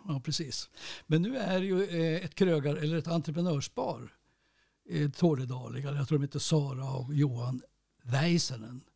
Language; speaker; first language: Swedish; native; Swedish